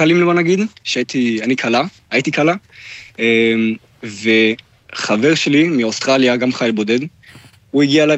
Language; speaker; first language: Hebrew; non-native, fluent; German